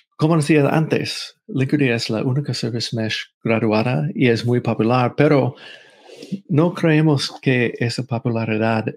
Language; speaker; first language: Spanish; non-native, fluent; English